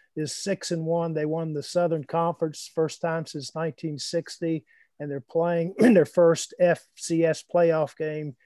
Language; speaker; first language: English; native; English